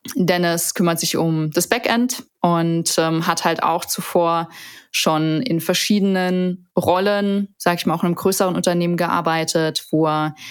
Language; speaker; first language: German; native; German